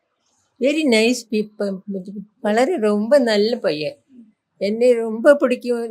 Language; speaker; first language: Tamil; non-native, local second language; Malayalam